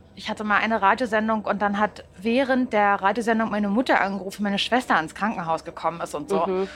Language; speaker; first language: German; native; German